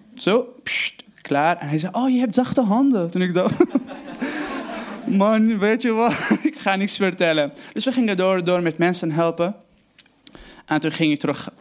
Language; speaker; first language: Dutch; non-native, fluent; Arabic